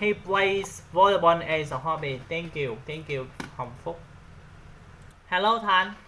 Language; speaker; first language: English; non-native, learner; Vietnamese